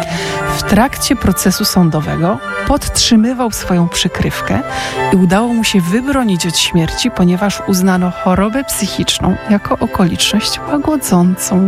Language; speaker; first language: Polish; native; Polish